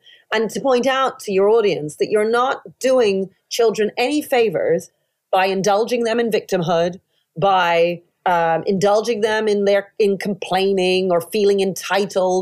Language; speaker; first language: English; native; English